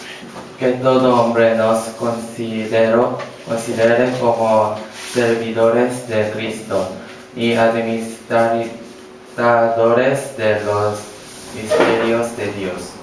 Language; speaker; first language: Spanish; non-native, learner; Korean